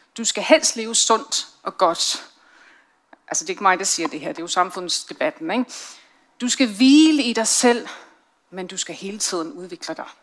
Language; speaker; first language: Danish; non-native, fluent; English